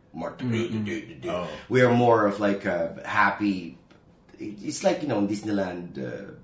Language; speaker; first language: English; non-native, local second language; Filipino